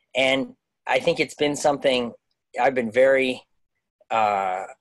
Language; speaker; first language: English; native; English